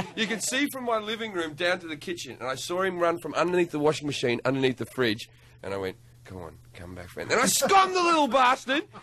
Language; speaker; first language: English; native; English